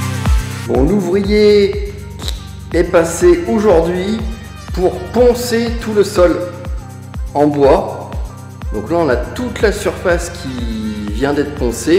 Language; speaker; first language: French; native; French